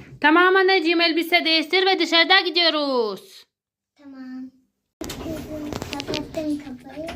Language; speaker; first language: Turkish; non-native, learner; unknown